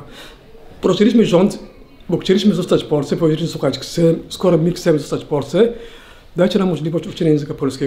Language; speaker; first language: Polish; non-native, learner; Somali